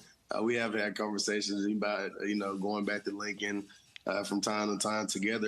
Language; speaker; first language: English; native; English